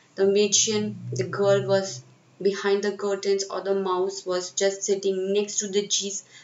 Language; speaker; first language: English; non-native, local second language; Hindi